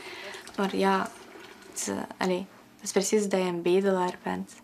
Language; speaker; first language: Dutch; non-native, fluent; French